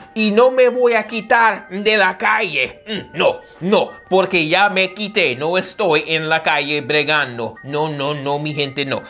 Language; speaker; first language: Spanish; non-native, fluent; English